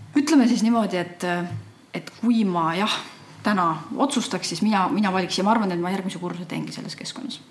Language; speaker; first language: Estonian; native; Estonian